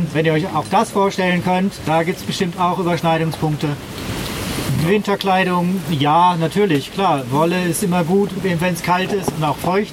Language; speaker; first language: German; native; German